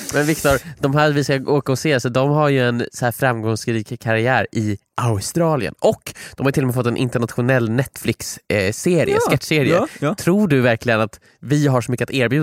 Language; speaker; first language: Swedish; native; Swedish